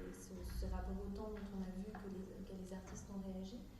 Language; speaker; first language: French; native; French